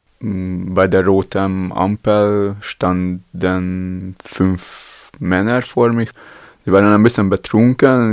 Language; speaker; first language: German; non-native, learner; Latvian